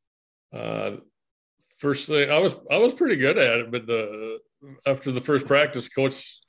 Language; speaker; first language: English; native; English